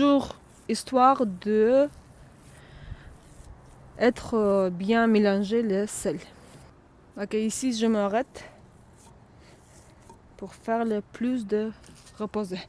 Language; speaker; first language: French; non-native, learner; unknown